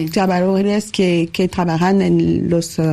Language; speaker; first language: Spanish; non-native, learner; French